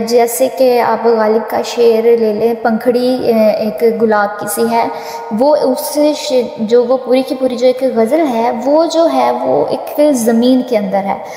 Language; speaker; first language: Urdu; native; Urdu